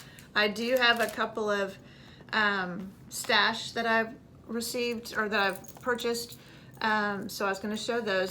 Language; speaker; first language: English; native; English